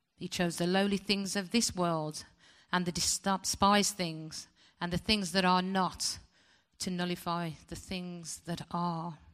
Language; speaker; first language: English; native; English